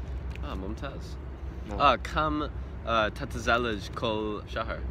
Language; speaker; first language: Arabic; non-native, learner; English